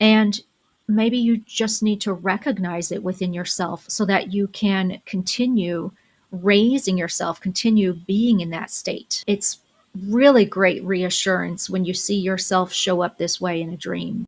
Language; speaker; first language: English; native; English